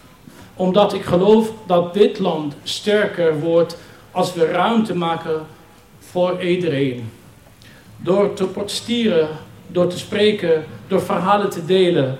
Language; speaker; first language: Dutch; non-native, fluent; Arabic